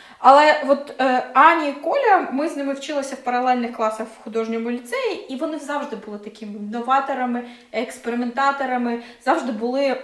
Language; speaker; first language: Ukrainian; non-native, local second language; Russian